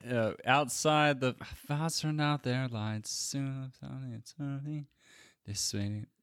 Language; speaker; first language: English; native; English